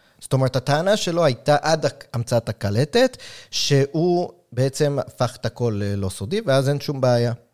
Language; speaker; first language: Hebrew; native; Hebrew